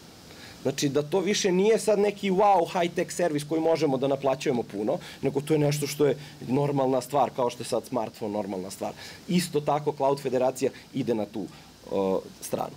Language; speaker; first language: Serbian; native; Serbian